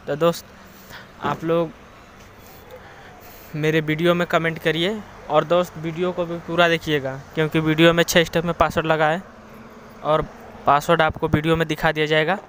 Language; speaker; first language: Hindi; non-native, local second language; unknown